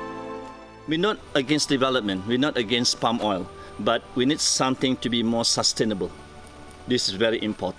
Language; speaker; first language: English; non-native, fluent; Malay